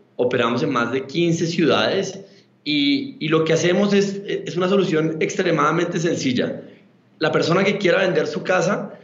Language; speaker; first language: Spanish; native; Spanish